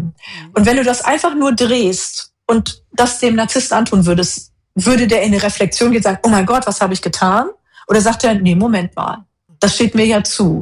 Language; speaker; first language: German; native; German